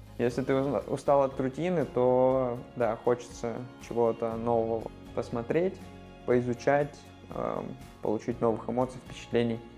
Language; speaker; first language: Russian; native; Russian